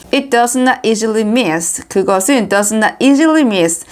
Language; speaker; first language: English; non-native, fluent; Korean